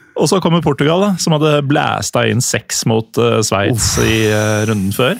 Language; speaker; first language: Norwegian; native; Norwegian